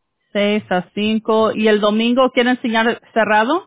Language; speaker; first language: Spanish; early bilingual, heritage; Spanish